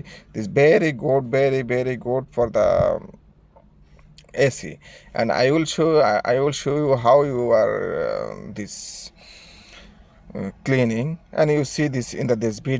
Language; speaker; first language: English; non-native, learner; Bangla